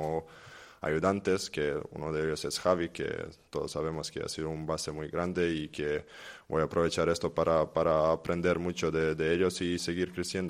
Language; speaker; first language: Spanish; non-native, fluent; Serbian